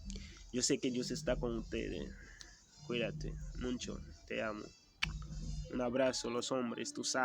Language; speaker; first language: Spanish; non-native, learner; Haitian Creole